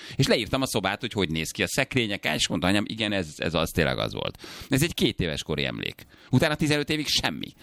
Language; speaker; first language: Hungarian; native; Hungarian